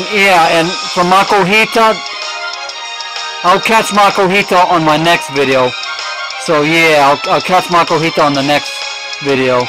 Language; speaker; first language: English; native; English